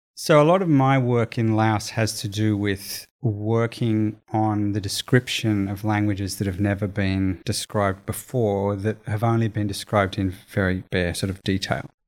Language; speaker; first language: English; native; English